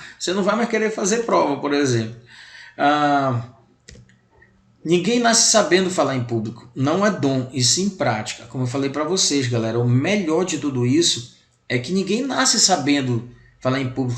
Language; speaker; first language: Portuguese; native; Portuguese